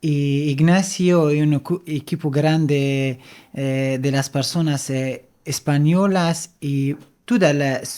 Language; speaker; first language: Spanish; non-native, fluent; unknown